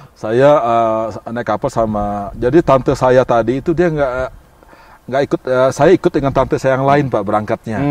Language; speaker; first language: Indonesian; non-native, local second language; Minangkabau